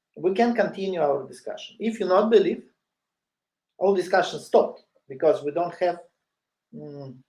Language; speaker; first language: English; non-native, learner; Russian